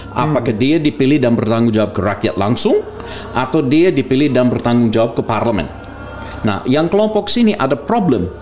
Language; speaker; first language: Indonesian; non-native, fluent; English